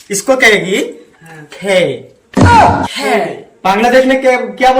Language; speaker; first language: Hindi; non-native, local second language; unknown